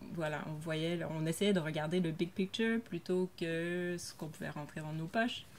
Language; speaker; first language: French; native; French